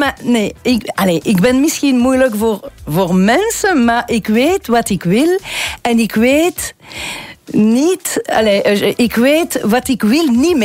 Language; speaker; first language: Dutch; non-native, local second language; French